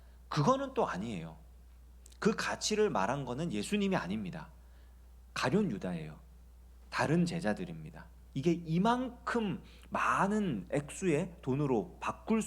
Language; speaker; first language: Korean; native; Korean